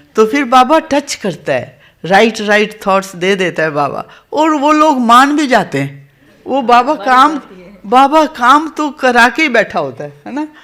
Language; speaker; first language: Hindi; non-native, local second language; Gujarati